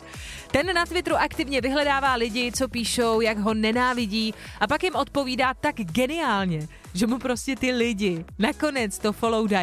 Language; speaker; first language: Czech; native; Czech